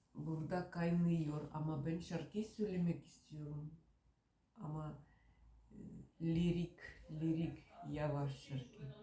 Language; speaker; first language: Turkish; early bilingual, heritage; Ukrainian